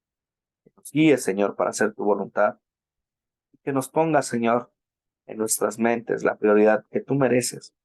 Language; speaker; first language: Spanish; native; Spanish